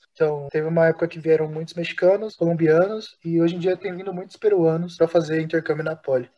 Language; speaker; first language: Portuguese; native; Portuguese